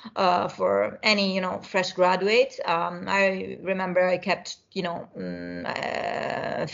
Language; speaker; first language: English; non-native, fluent; Italian